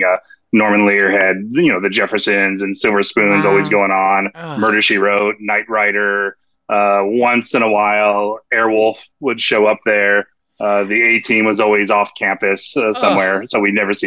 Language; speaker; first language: English; native; English